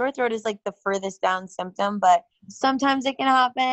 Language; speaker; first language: English; native; English